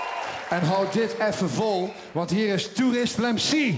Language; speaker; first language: Dutch; native; Dutch